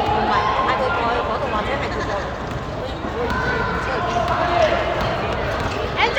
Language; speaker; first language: Chinese; early bilingual, heritage; Cantonese